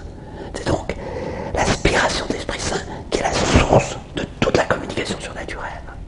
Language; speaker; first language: French; native; French